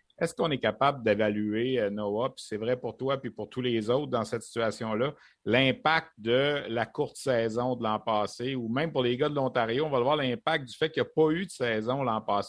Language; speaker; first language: French; native; French